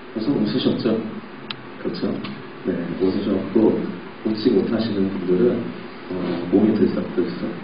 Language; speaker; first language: Korean; native; Korean